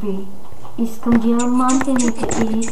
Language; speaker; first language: Bulgarian; native; Bulgarian